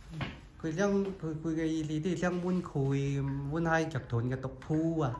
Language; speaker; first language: Chinese; native; Chinese